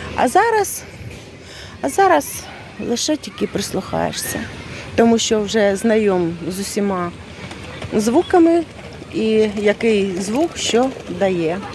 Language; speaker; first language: Ukrainian; non-native, local second language; Russian